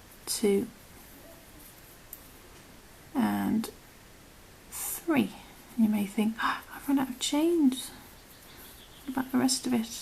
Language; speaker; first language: English; native; English